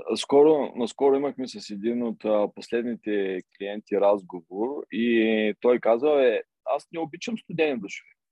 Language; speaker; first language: Bulgarian; native; Bulgarian